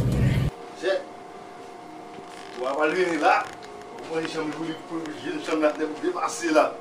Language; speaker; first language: Portuguese; non-native, learner; Haitian Creole